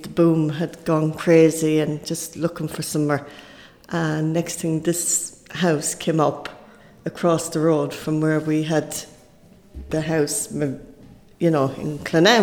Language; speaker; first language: English; native; English